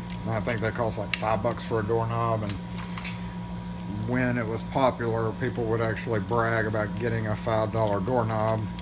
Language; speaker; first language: English; native; English